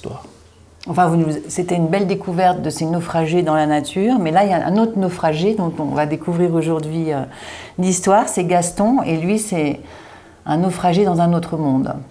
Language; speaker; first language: French; native; French